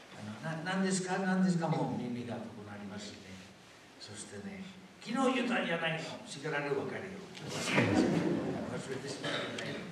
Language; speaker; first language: Japanese; non-native, fluent; Spanish